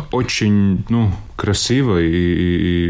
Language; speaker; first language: Russian; non-native, local second language; Latvian